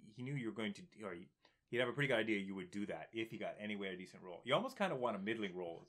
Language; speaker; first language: English; native; English